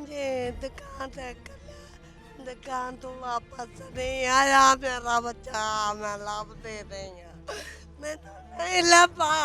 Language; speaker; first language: Hindi; non-native, local second language; Punjabi